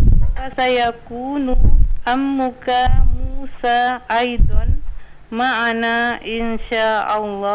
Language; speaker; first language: Arabic; non-native, learner; Indonesian